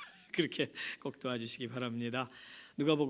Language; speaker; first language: Korean; native; Korean